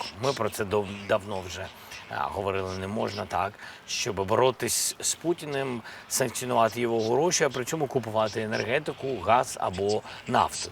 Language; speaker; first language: Ukrainian; non-native, local second language; Russian